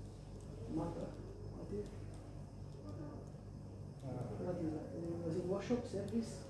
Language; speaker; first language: English; non-native, fluent; Romanian